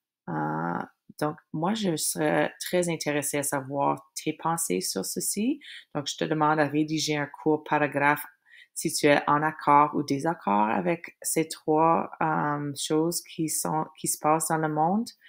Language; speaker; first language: French; native; French